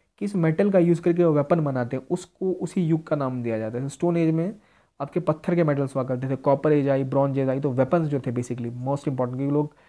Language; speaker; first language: Hindi; native; Hindi